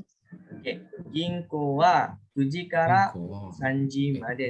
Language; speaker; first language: Japanese; non-native, fluent; Indonesian